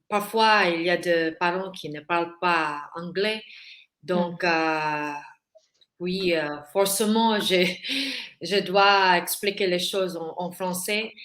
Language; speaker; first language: French; non-native, learner; Filipino